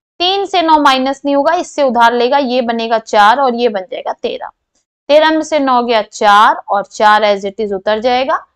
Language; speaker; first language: Hindi; native; Hindi